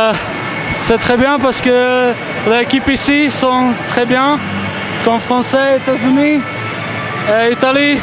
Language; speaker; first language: French; non-native, learner; Czech